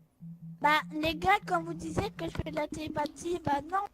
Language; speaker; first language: French; native; French